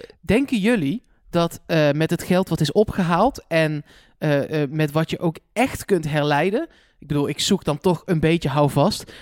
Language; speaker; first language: Dutch; native; Dutch